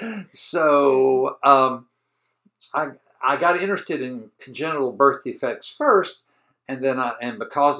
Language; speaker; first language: English; native; English